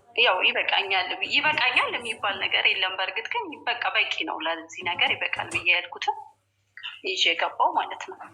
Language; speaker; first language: Amharic; native; Amharic